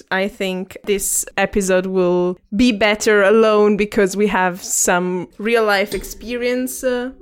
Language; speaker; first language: English; non-native, fluent; Italian